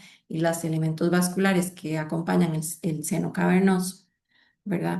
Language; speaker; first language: Spanish; native; Spanish